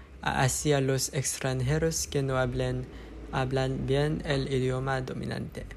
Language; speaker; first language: Spanish; non-native, learner; English